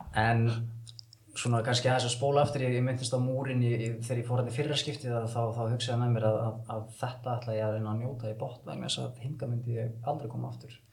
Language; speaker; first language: Icelandic; early bilingual, heritage; Icelandic